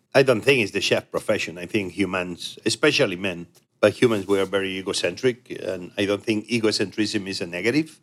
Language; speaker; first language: English; non-native, fluent; Spanish